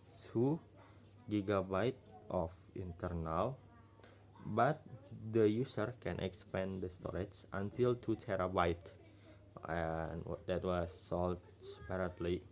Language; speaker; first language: English; non-native, learner; Indonesian